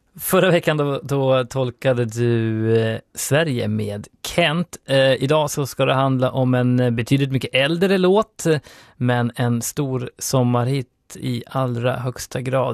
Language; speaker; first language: Swedish; native; Swedish